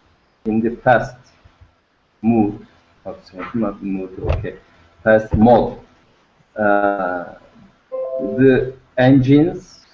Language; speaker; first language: English; non-native, learner; Turkish